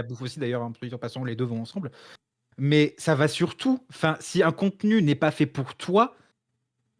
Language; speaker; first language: French; native; French